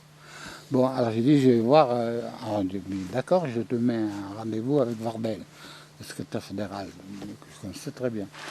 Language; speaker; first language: French; native; French